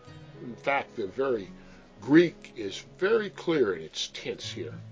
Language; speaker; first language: English; native; English